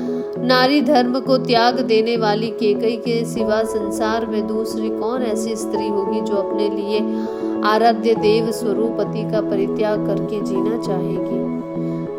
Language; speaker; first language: Hindi; native; Hindi